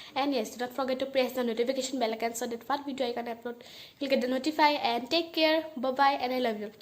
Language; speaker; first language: English; non-native, local second language; Assamese